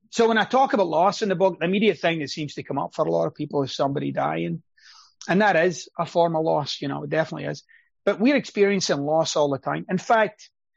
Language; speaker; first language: English; native; English